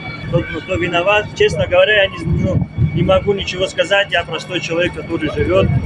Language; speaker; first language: Russian; native; Russian